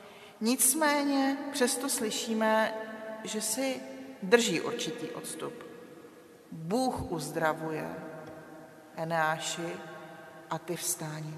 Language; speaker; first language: Czech; native; Czech